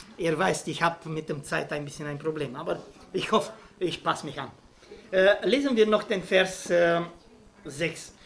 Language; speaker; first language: German; non-native, fluent; Romanian